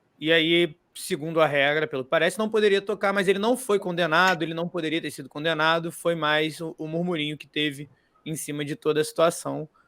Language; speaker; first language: Portuguese; native; Portuguese